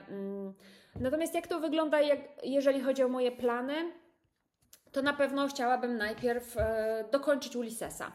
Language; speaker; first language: Polish; native; Polish